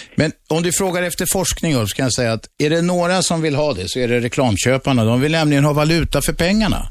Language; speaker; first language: Swedish; native; Swedish